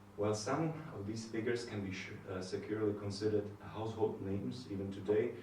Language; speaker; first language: English; non-native, fluent; Slovak